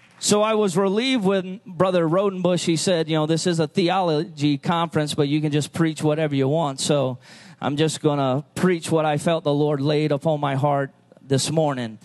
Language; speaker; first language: English; native; English